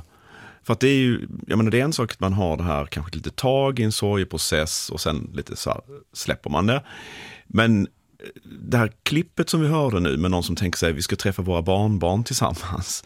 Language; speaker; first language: Swedish; native; Swedish